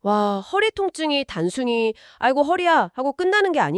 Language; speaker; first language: Korean; native; Korean